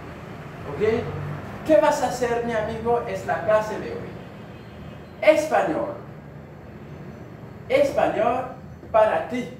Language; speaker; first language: Spanish; non-native, learner; Haitian Creole